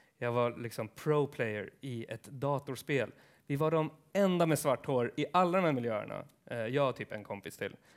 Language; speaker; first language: Swedish; early bilingual, other home language; Kurdish